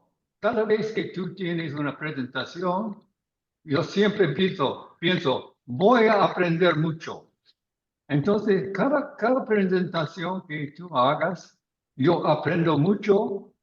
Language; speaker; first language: Spanish; non-native, fluent; English